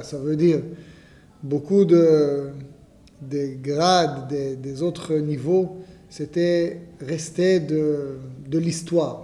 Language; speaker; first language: French; non-native, fluent; Hebrew